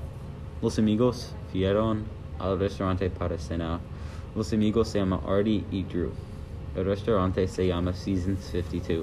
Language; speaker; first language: Spanish; non-native, learner; English